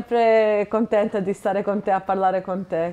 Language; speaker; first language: Italian; non-native, fluent; English